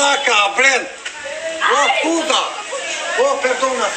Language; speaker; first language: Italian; non-native, fluent; Albanian